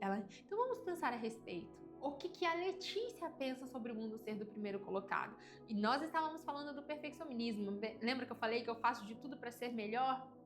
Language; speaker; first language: Portuguese; native; Portuguese